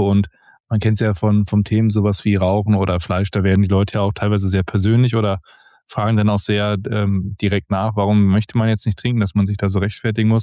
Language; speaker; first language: German; native; German